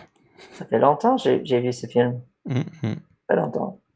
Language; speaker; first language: French; non-native, fluent; English